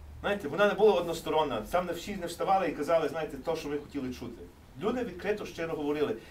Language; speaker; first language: Ukrainian; early bilingual, heritage; English